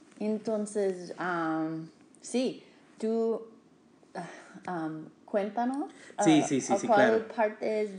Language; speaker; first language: Spanish; non-native, fluent; English